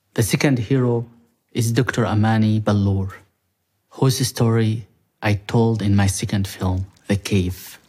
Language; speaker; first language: English; non-native, fluent; Arabic